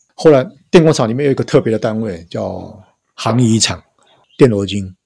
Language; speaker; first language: Chinese; native; Chinese